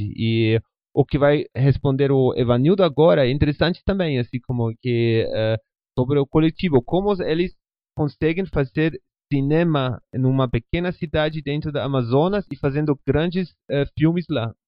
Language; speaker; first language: Portuguese; non-native, fluent; Spanish